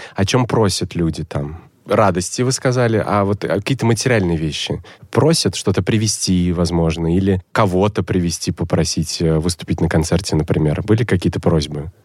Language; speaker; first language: Russian; native; Russian